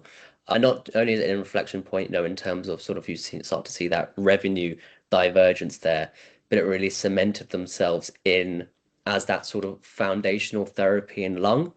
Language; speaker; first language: English; native; English